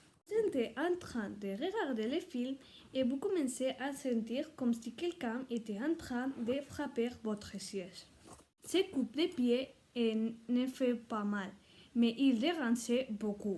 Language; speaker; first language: French; non-native, learner; Spanish